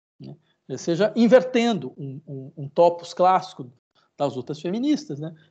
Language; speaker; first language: Portuguese; native; Portuguese